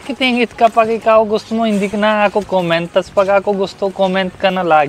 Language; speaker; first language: Filipino; non-native, learner; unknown